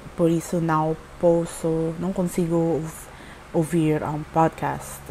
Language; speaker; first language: Portuguese; non-native, learner; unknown